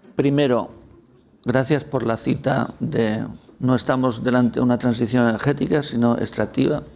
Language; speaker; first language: Spanish; native; Spanish